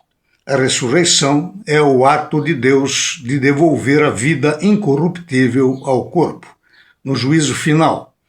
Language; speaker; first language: Portuguese; native; Portuguese